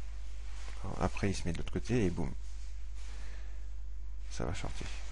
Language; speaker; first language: French; native; French